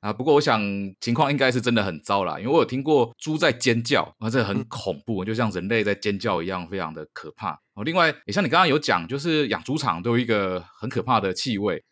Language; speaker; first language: Chinese; native; Chinese